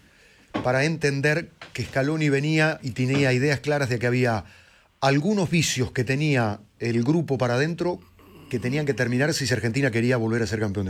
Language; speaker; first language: Spanish; native; Spanish